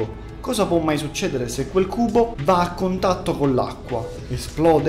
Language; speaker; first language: Italian; native; Italian